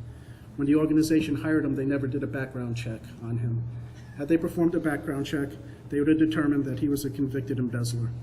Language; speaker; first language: English; native; English